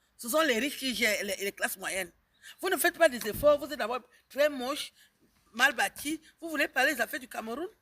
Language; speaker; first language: French; native; French